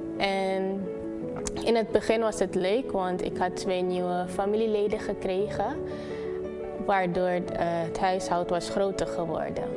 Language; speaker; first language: Dutch; non-native, local second language; Papiamento